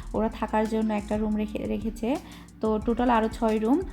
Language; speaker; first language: Bangla; native; Bangla